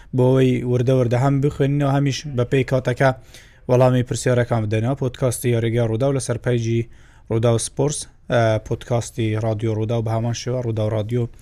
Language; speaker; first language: Central Kurdish; non-native, local second language; Kurdish